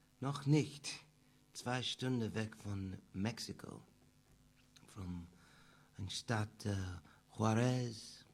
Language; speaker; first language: German; non-native, learner; English